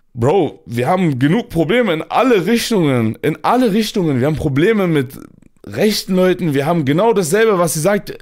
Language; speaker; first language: German; early bilingual, other home language; Turkish